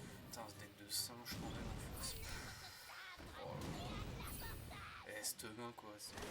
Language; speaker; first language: French; native; French